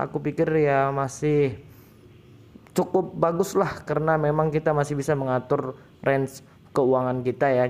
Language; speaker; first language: Indonesian; native; Indonesian